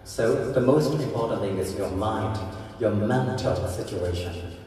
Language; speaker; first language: English; non-native, fluent; Burmese